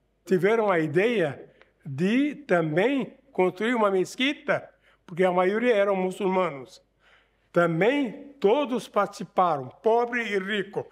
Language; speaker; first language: Portuguese; non-native, fluent; Arabic